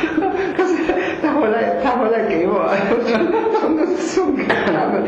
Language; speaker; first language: Chinese; non-native, fluent; German